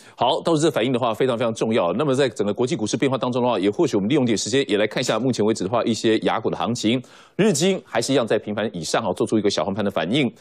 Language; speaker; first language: Chinese; native; Chinese